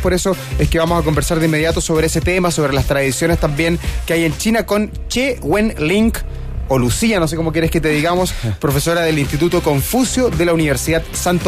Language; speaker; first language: Spanish; native; Spanish